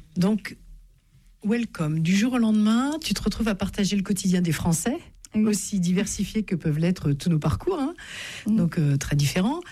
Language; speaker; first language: French; native; French